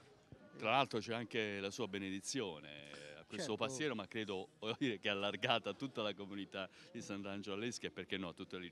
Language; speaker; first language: Italian; native; Italian